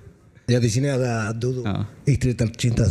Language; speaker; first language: Indonesian; non-native, fluent; Spanish